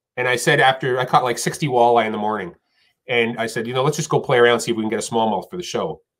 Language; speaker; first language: English; native; English